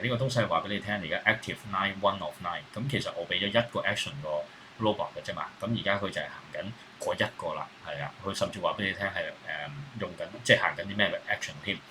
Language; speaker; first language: Cantonese; native; Cantonese